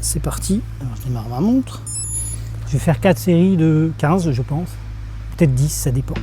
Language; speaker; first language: French; native; French